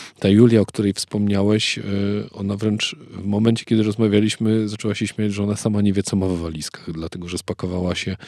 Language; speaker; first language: Polish; native; Polish